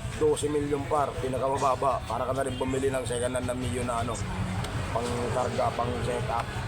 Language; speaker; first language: Filipino; non-native, local second language; Cebuano